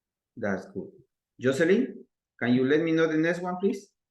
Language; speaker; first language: English; non-native, learner; Spanish